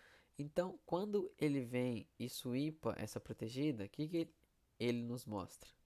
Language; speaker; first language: Portuguese; native; Portuguese